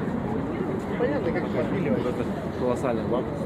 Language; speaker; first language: Russian; native; Russian